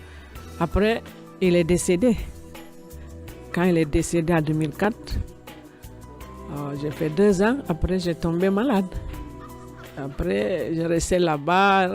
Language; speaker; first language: French; non-native, learner; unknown